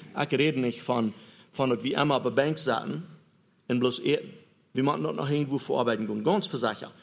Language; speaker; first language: German; native; German